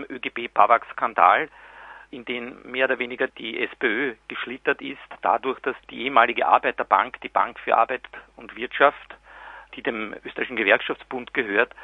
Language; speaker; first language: German; native; German